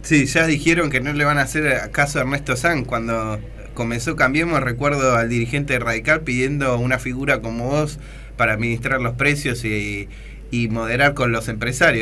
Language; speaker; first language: Spanish; native; Spanish